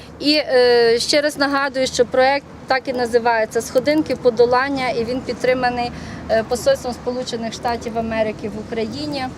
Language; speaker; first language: Ukrainian; native; Ukrainian